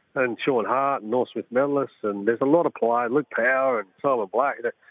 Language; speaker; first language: English; native; English